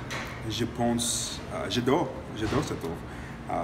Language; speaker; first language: French; non-native, learner; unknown